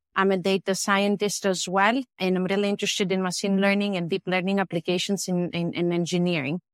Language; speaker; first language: English; non-native, fluent; Greek